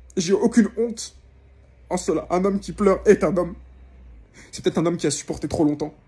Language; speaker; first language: French; native; French